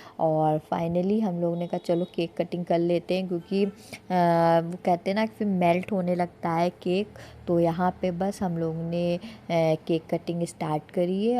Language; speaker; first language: Hindi; native; Hindi